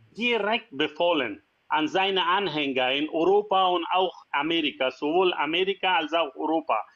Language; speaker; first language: German; non-native, learner; Persian